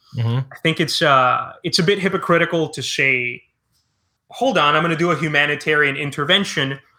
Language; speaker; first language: English; early bilingual, other home language; Spanish